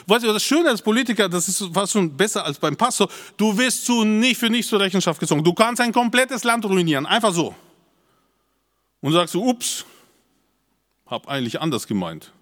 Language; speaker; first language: German; native; German